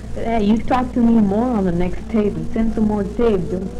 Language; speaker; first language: English; early bilingual, other home language; Spanish